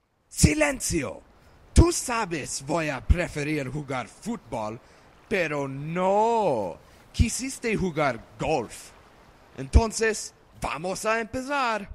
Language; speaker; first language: Spanish; non-native, learner; English